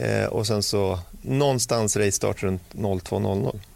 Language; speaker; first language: Swedish; native; Swedish